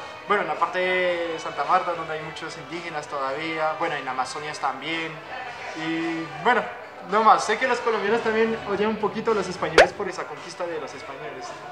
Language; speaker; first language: Spanish; non-native, fluent; French